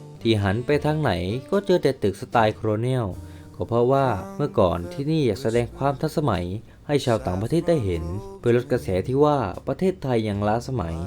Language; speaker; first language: Thai; native; Thai